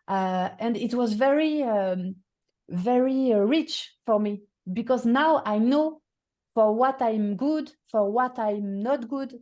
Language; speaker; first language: English; non-native, fluent; French